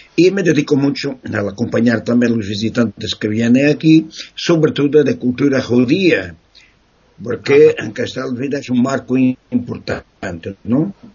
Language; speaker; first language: Spanish; non-native, fluent; Portuguese